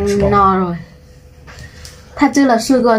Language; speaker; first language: Chinese; non-native, learner; Vietnamese